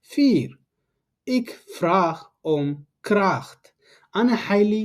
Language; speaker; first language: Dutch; non-native, learner; Tigrinya